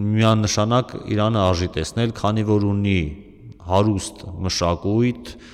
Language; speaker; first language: Armenian; native; Armenian